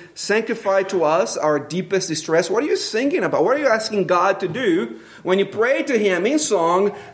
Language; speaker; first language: English; non-native, fluent; Portuguese